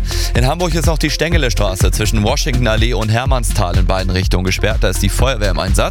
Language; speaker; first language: German; native; German